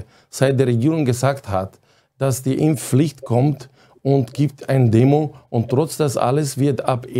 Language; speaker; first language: German; non-native, fluent; Arabic